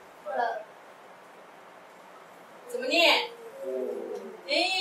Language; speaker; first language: Chinese; non-native, local second language; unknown